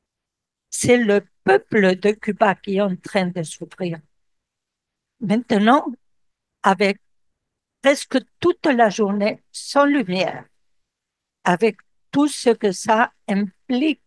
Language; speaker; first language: French; non-native, fluent; Spanish